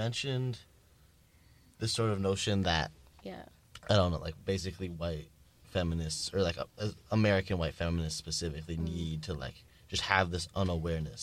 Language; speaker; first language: English; native; English